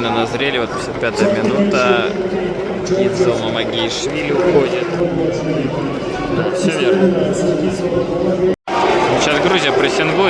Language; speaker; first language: Russian; native; Russian